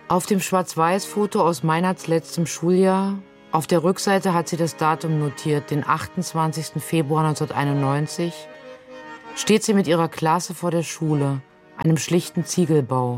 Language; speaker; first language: German; native; German